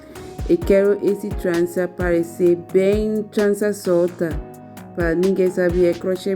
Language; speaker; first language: Portuguese; non-native, learner; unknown